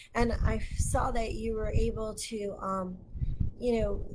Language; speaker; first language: English; native; English